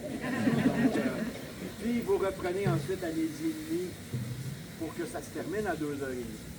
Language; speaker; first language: French; native; French